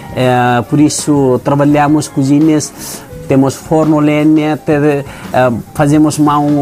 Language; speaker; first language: Portuguese; non-native, learner; Nepali